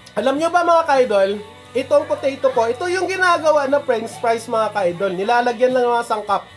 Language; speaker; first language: Filipino; non-native, local second language; Cebuano